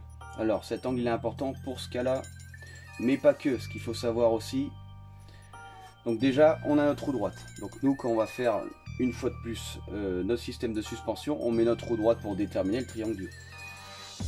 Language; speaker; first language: French; native; French